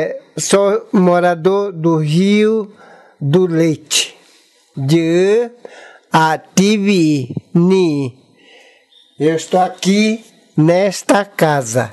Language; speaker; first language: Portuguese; non-native, local second language; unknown